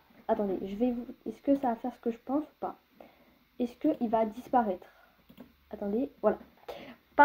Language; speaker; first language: French; native; French